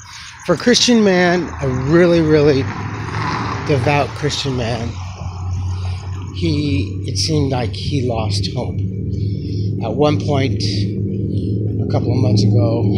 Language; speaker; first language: English; native; English